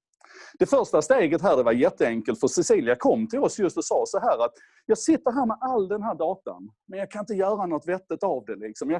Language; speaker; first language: Swedish; native; Swedish